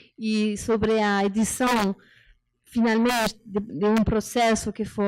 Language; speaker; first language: Portuguese; non-native, learner; French